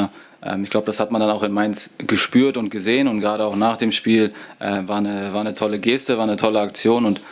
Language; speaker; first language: German; native; German